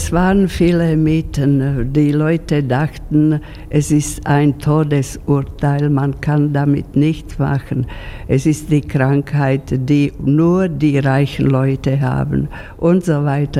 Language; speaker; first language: German; non-native, fluent; Slovak